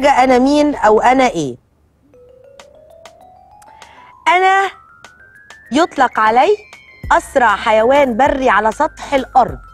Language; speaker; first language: Arabic; native; Arabic